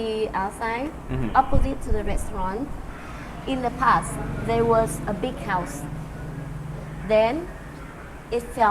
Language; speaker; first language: English; non-native, fluent; Vietnamese